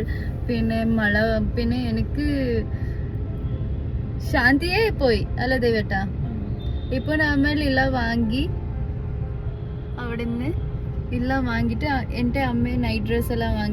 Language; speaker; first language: Malayalam; non-native, local second language; Kannada